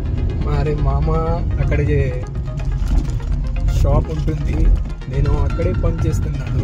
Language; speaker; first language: Telugu; non-native, local second language; Kannada